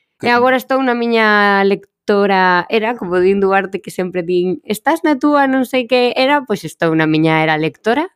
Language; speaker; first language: Galician; non-native, local second language; Spanish